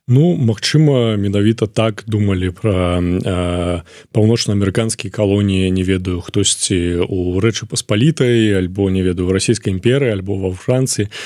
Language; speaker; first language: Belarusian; non-native, local second language; Russian